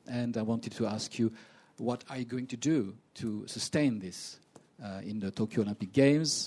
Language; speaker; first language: English; non-native, fluent; French